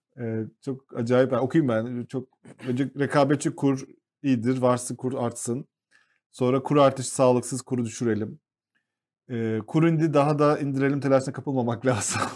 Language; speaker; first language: Turkish; native; Turkish